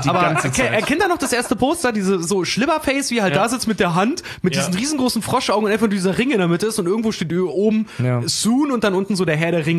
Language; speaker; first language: German; native; German